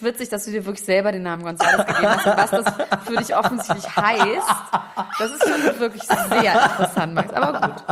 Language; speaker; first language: German; native; German